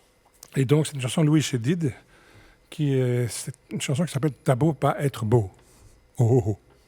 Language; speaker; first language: French; native; French